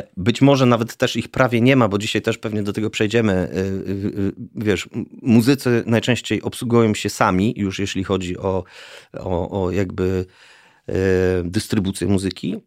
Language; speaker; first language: Polish; native; Polish